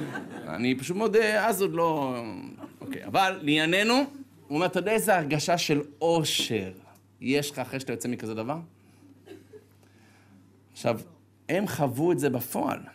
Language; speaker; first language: Hebrew; native; Hebrew